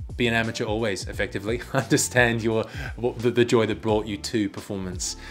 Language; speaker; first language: English; native; English